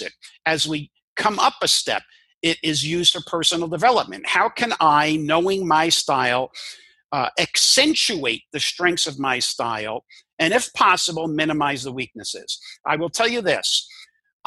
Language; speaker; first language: English; native; English